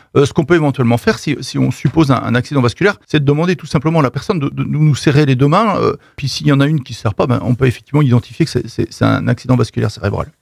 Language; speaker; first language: French; native; French